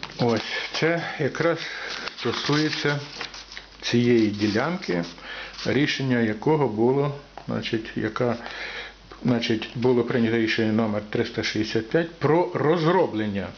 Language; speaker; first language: Ukrainian; native; Ukrainian